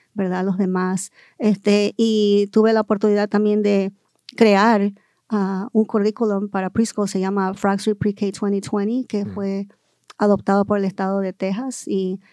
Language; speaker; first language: Spanish; early bilingual, heritage; Spanish